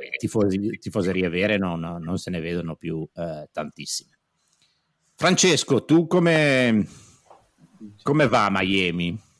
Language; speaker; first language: Italian; native; Italian